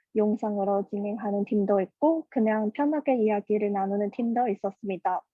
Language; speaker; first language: Korean; non-native, fluent; Chinese